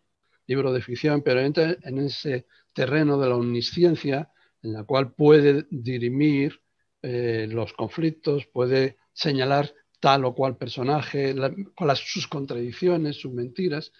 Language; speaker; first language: Spanish; native; Spanish